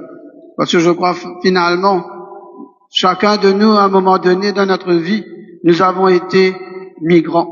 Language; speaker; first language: French; non-native, local second language; Morisyen